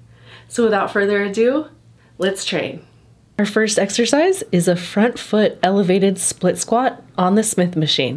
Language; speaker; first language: English; native; English